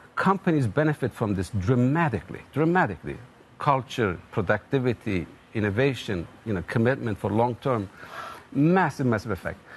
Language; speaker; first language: English; non-native, fluent; Turkish